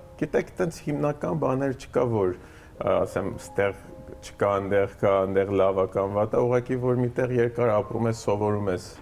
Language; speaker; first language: Armenian; early bilingual, heritage; Armenian